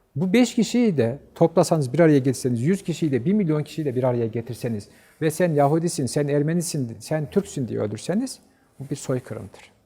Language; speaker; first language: Turkish; native; Turkish